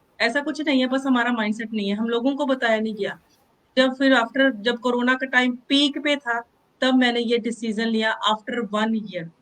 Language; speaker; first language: Hindi; non-native, local second language; Punjabi